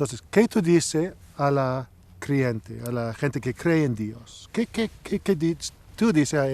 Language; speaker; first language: Spanish; non-native, learner; English